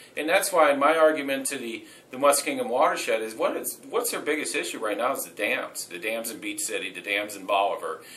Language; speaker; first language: English; native; English